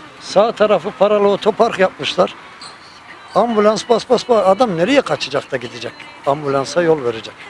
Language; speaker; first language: Turkish; native; Turkish